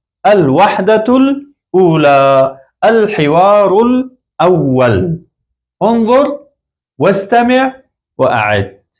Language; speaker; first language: Arabic; non-native, fluent; Persian